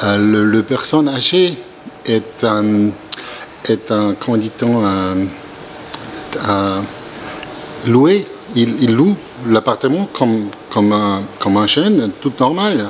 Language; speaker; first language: French; non-native, learner; German